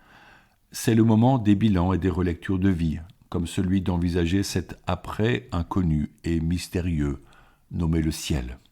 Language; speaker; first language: French; native; French